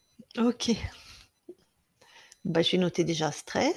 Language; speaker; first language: French; native; French